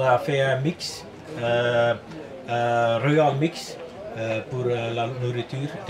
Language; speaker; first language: French; non-native, learner; Dutch